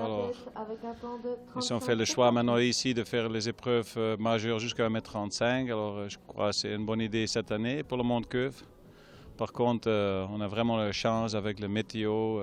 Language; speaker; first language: French; non-native, fluent; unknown